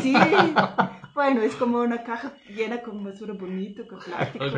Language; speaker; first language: Spanish; non-native, fluent; German